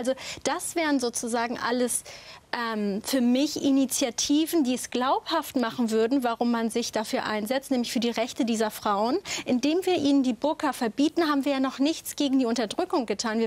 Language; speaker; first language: German; early bilingual, other home language; Turkish